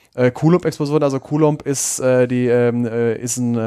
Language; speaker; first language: German; native; German